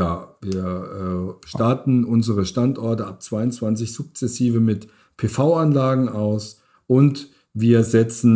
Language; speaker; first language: German; native; German